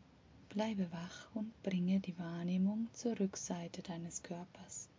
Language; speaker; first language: German; native; German